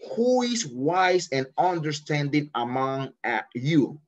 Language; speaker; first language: English; non-native, fluent; Spanish